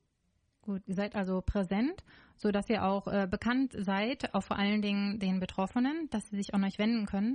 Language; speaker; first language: German; native; German